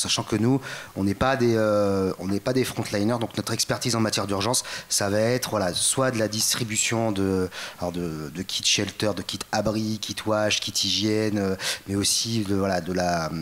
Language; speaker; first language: French; native; French